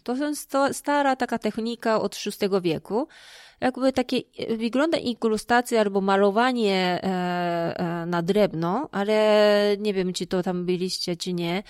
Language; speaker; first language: Polish; non-native, fluent; Japanese